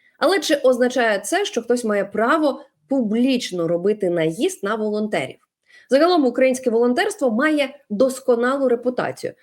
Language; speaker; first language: Ukrainian; non-native, local second language; Russian